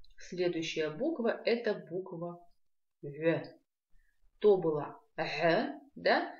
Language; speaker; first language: Russian; non-native, local second language; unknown